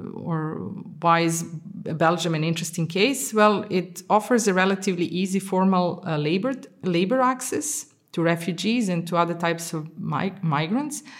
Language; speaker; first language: English; non-native, fluent; Serbian